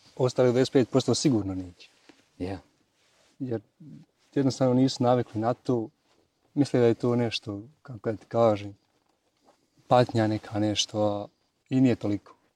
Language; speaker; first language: Bosnian; native; Bosnian